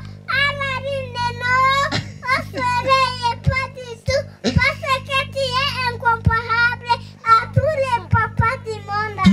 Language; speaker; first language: French; non-native, learner; Kinyarwanda